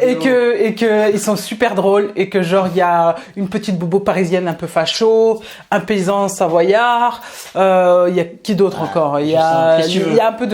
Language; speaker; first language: French; native; French